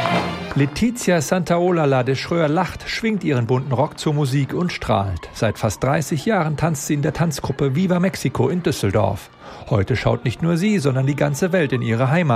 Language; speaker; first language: German; native; German